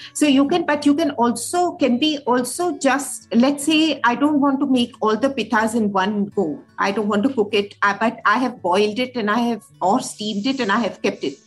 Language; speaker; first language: English; non-native, local second language; Hindi